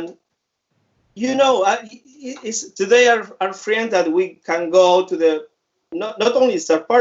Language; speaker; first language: English; non-native, fluent; Spanish